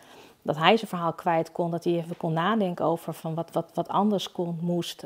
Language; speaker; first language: Dutch; native; Dutch